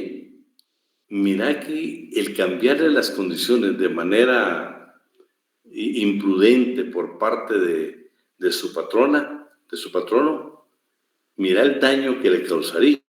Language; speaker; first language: Spanish; native; Spanish